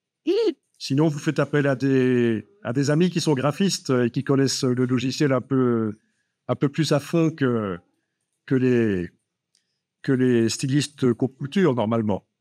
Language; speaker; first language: French; native; French